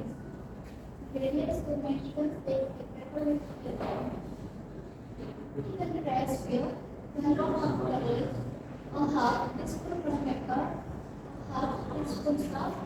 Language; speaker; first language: English; non-native, learner; Indonesian